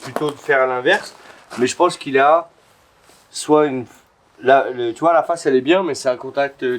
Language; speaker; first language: French; native; French